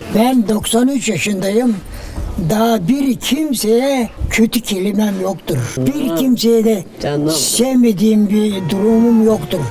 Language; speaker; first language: Turkish; native; Turkish